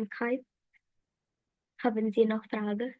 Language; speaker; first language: German; non-native, learner; Indonesian